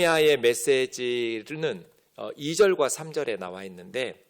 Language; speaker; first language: Korean; native; Korean